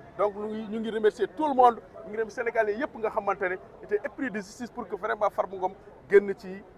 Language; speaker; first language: Wolof; non-native, local second language; Fula